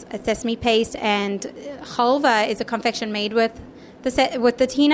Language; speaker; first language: English; native; English